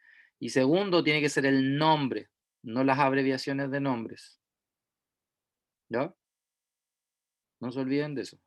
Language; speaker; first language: Spanish; native; Spanish